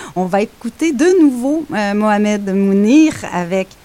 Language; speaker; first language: French; native; French